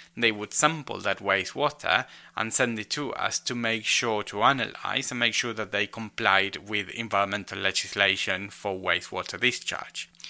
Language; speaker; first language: English; non-native, fluent; Spanish